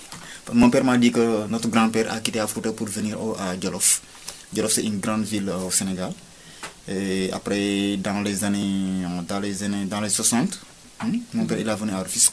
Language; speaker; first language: French; non-native, local second language; Wolof